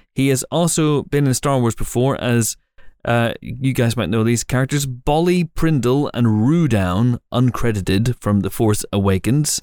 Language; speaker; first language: English; native; English